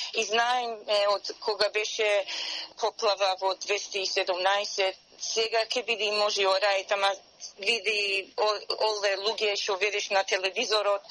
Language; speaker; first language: Macedonian; early bilingual, heritage; Macedonian